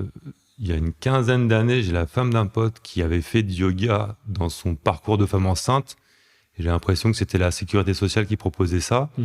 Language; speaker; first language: French; native; French